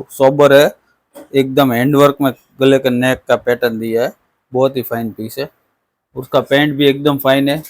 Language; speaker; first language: Hindi; non-native, local second language; Gujarati